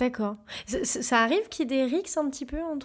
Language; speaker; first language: French; native; French